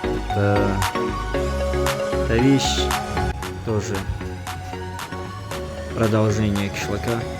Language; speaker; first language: Russian; non-native, local second language; Tajik